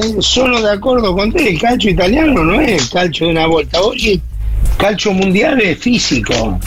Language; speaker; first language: Italian; non-native, fluent; Spanish